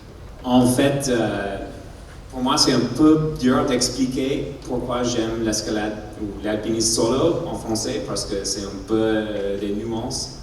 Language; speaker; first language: French; non-native, learner; English